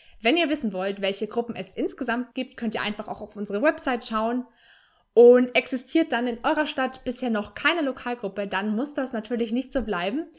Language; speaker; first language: German; native; German